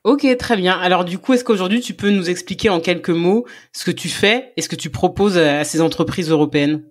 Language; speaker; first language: French; native; French